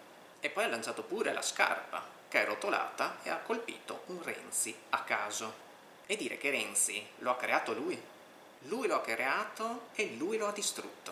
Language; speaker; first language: Italian; native; Italian